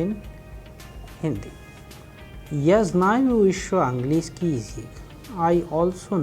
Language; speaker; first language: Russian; non-native, fluent; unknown